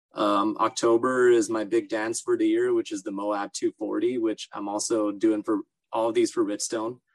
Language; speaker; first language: English; native; English